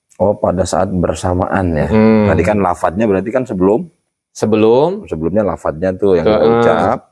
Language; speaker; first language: Indonesian; native; Indonesian